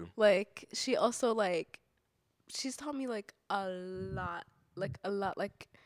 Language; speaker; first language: English; native; English